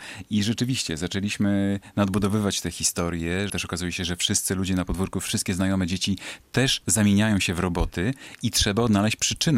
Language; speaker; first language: Polish; native; Polish